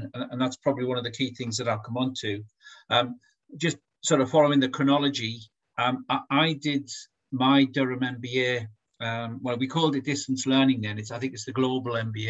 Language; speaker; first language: English; native; English